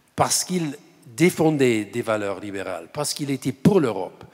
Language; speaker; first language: French; non-native, fluent; English